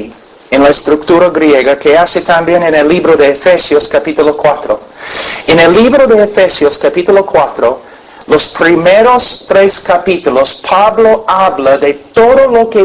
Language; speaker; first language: Spanish; non-native, fluent; English